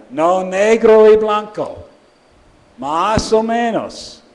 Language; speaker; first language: Spanish; non-native, learner; English